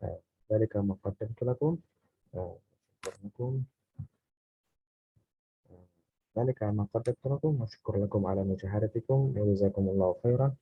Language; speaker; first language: Arabic; non-native, learner; Indonesian